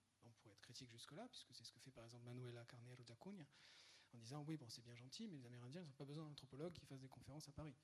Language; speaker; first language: French; native; French